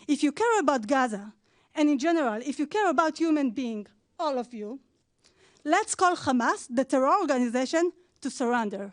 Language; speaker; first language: English; non-native, fluent; Hebrew